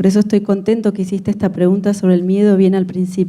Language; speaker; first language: Spanish; native; Spanish